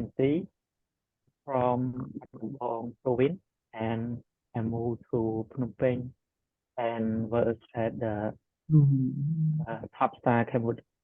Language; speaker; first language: English; non-native, learner; Khmer